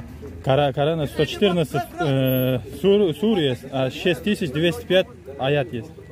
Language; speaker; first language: Russian; non-native, learner; Kyrgyz